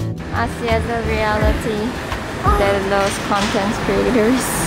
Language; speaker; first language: Spanish; non-native, fluent; Korean